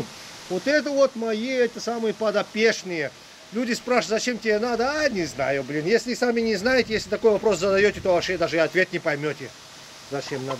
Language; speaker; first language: Russian; native; Russian